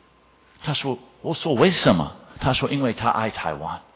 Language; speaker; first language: Chinese; non-native, fluent; English